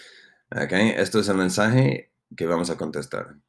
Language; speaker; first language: Spanish; non-native, fluent; English